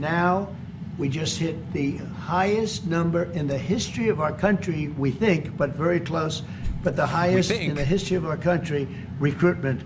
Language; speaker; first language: English; native; English